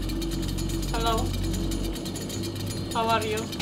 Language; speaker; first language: English; non-native, learner; Russian